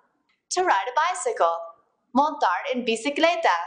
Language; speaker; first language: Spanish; non-native, fluent; English